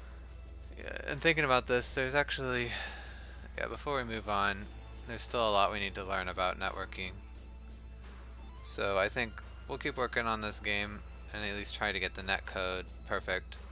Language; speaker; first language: English; native; English